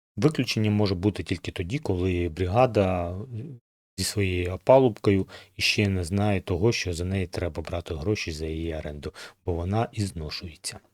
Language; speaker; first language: Ukrainian; non-native, local second language; Russian